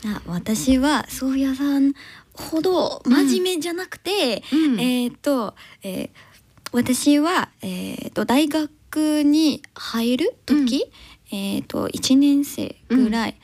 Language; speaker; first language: Japanese; non-native, learner; English